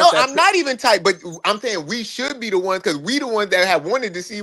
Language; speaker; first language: English; native; English